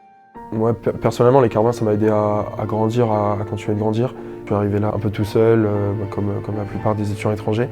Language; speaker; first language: French; native; French